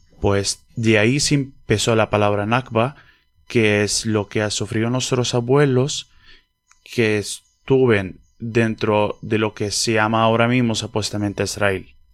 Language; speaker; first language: Spanish; non-native, fluent; Arabic